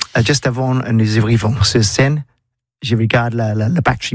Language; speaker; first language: French; non-native, learner; English